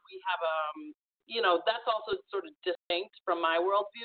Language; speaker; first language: English; native; English